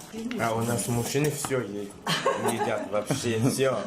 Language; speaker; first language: Russian; non-native, learner; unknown